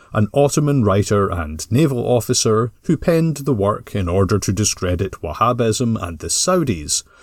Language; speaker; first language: English; native; English